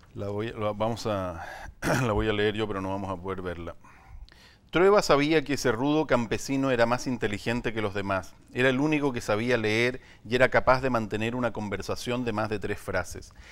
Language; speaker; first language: Spanish; native; Spanish